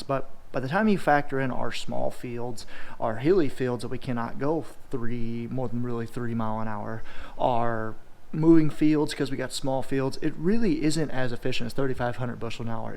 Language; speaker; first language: English; native; English